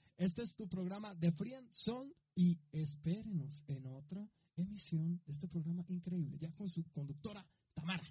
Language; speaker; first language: Spanish; native; Spanish